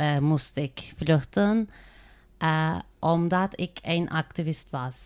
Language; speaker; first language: Dutch; non-native, learner; Turkish